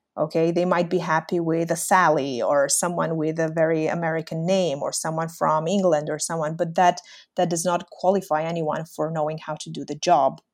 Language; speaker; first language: English; native; English